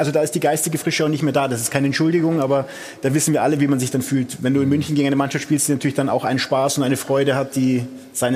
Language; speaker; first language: German; native; German